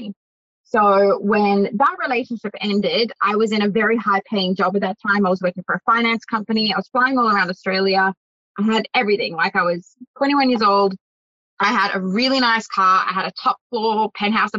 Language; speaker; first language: English; native; English